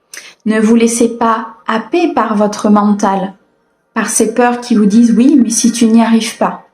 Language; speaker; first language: French; native; French